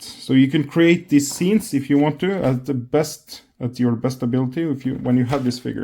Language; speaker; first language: English; non-native, fluent; Norwegian